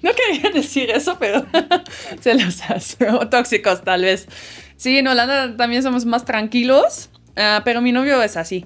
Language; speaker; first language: Spanish; non-native, fluent; Dutch